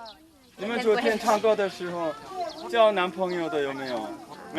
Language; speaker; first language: Chinese; non-native, fluent; Korean